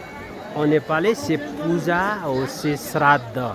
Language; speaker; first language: French; non-native, learner; Nepali